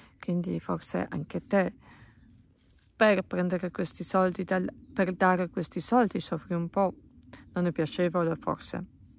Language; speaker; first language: Italian; non-native, learner; Polish